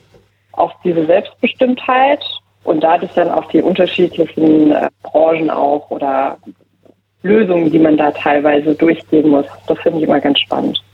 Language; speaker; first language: German; native; German